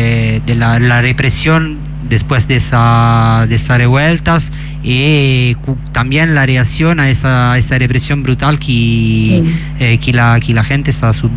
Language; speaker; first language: Spanish; non-native, fluent; Italian